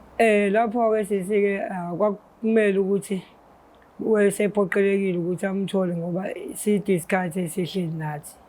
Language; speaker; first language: Zulu; native; Zulu